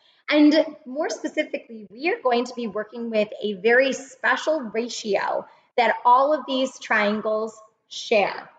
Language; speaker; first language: English; native; English